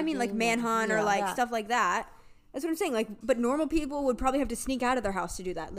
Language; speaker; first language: English; native; English